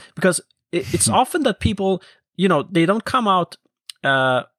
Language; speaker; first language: English; non-native, fluent; Swedish